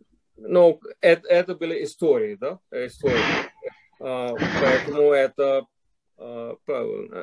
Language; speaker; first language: Russian; non-native, fluent; English